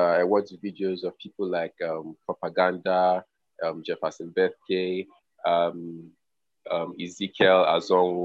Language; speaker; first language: English; non-native, local second language; Igbo